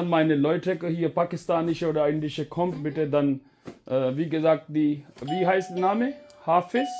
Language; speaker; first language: German; non-native, learner; Urdu